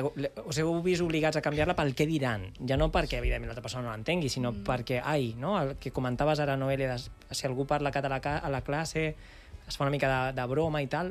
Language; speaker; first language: Catalan; native; Catalan